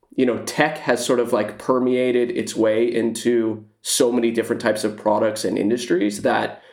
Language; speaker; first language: English; native; English